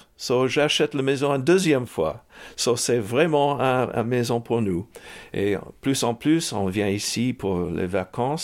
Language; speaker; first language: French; early bilingual, heritage; English